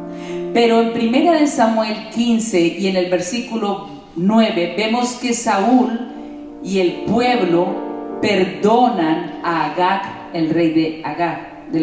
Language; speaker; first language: Spanish; native; Spanish